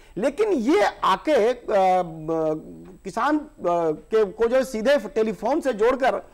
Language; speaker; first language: Hindi; native; Hindi